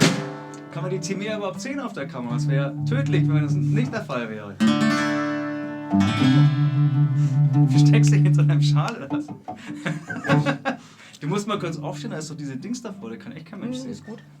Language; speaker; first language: German; native; German